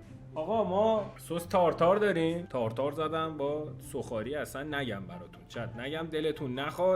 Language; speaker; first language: Persian; native; Persian